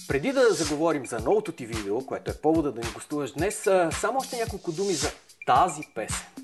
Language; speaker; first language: Bulgarian; native; Bulgarian